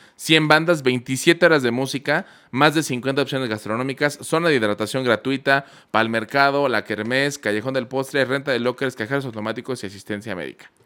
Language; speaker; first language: Spanish; native; Spanish